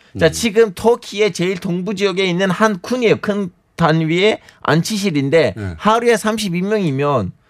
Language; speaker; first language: Korean; non-native, fluent; Turkish